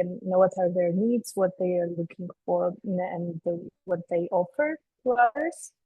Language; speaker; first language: English; non-native, fluent; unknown